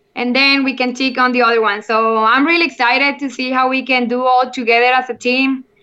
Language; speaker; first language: English; non-native, learner; Spanish